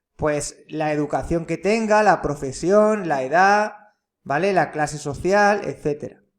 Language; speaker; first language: Spanish; native; Spanish